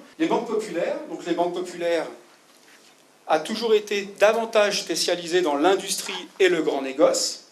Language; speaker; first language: French; native; French